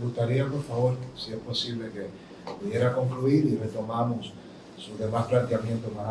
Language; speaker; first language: Spanish; native; Spanish